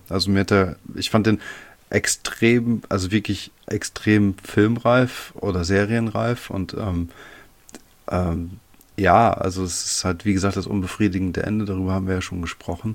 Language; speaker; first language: German; native; German